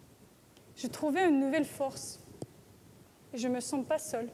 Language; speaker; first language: French; non-native, learner; Russian